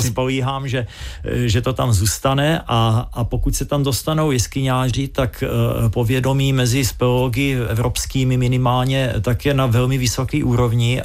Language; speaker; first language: Czech; native; Czech